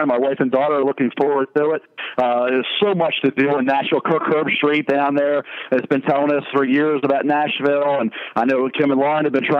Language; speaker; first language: English; native; English